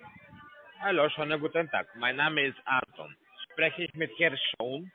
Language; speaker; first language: German; non-native, learner; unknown